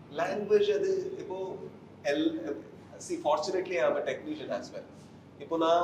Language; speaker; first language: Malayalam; non-native, learner; Kannada